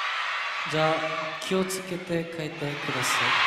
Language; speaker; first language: Japanese; non-native, learner; Korean